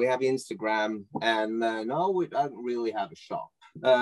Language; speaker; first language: English; non-native, fluent; Norwegian